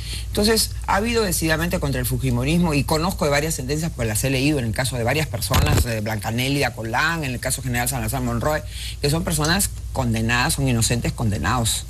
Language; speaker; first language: Spanish; native; Spanish